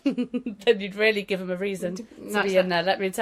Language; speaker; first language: English; native; English